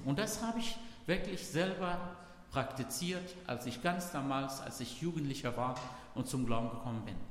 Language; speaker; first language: German; non-native, fluent; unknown